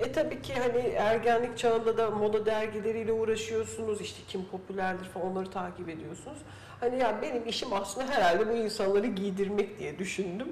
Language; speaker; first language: Turkish; early bilingual, heritage; Turkish